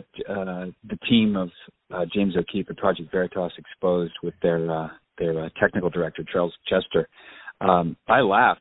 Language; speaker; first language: English; native; English